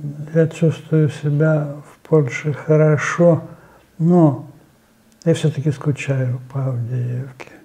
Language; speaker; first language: Polish; non-native, learner; Russian